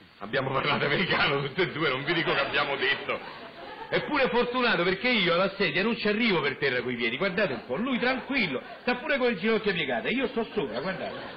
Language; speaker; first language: Italian; native; Italian